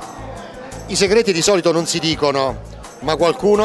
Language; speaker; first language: Italian; native; Italian